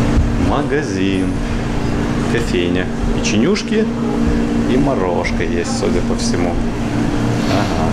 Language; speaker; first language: Russian; native; Russian